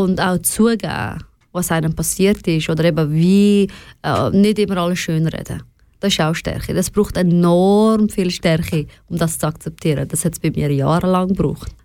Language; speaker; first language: German; early bilingual, other home language; Persian